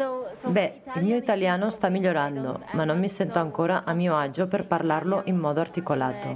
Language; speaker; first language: Italian; non-native, fluent; Polish